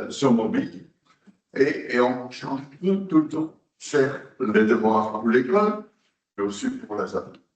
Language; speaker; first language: French; non-native, local second language; Dutch